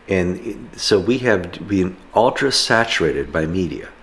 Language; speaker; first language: English; native; English